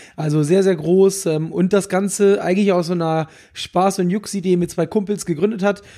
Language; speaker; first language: German; native; German